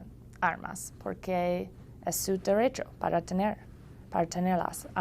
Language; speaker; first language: Spanish; non-native, learner; English